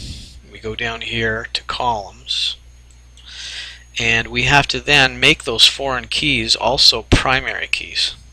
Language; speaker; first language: English; native; English